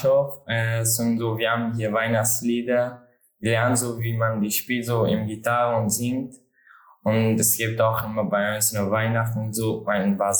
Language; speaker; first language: German; non-native, learner; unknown